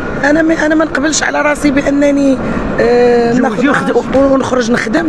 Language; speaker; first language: Arabic; native; Arabic